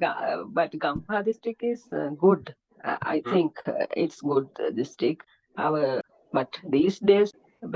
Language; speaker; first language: English; non-native, learner; Sinhala